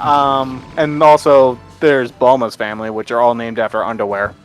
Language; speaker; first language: English; native; English